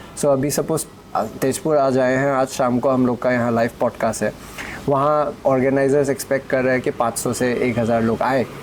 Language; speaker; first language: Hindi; non-native, local second language; Assamese